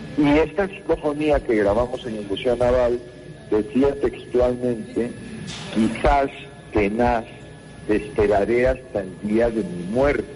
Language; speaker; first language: Spanish; native; Spanish